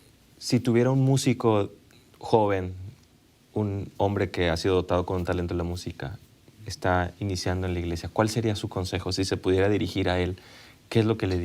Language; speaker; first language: Spanish; native; Spanish